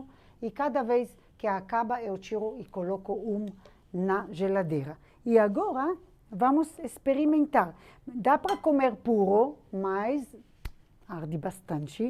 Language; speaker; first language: Portuguese; non-native, fluent; Hebrew